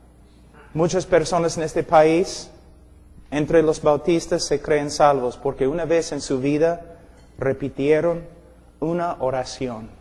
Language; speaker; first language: Spanish; non-native, fluent; English